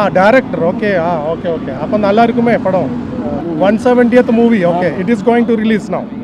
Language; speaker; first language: Tamil; non-native, learner; Malayalam